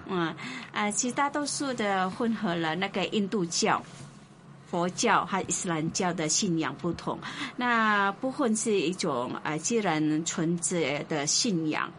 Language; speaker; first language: Chinese; non-native, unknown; Indonesian